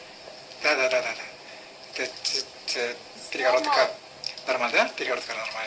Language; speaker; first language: Russian; non-native, learner; Korean